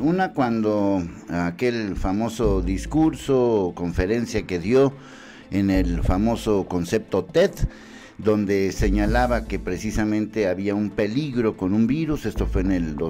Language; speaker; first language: Spanish; native; Spanish